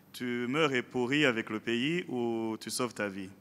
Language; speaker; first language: French; non-native, local second language; Rundi